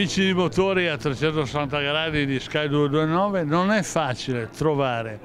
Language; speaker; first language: Italian; native; Italian